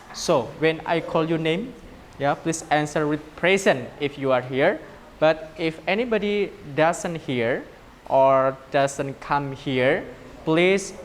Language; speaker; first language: English; non-native, learner; Indonesian